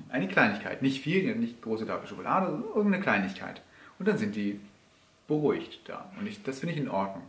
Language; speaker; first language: German; native; German